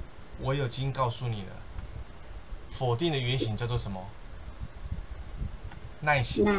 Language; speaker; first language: Chinese; native; Chinese